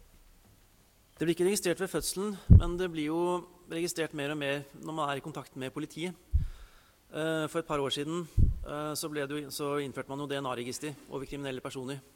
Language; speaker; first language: Norwegian; native; Norwegian